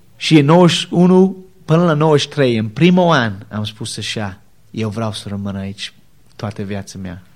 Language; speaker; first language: Romanian; non-native, learner; English